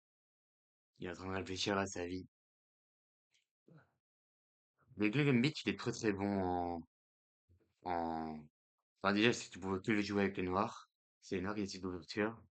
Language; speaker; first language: French; native; French